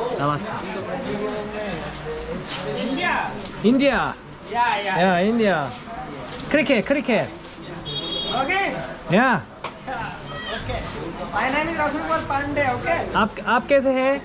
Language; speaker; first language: Hindi; non-native, learner; Korean